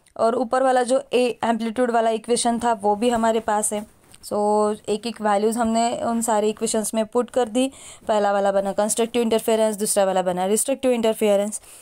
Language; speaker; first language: Hindi; non-native, local second language; Marathi